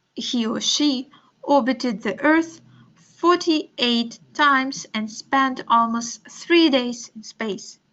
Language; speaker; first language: English; non-native, fluent; Russian